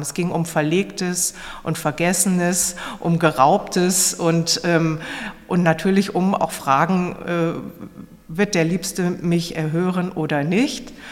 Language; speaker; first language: German; native; German